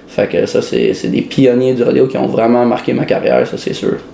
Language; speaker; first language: French; native; French